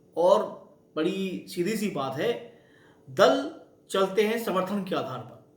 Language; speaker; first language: Hindi; native; Hindi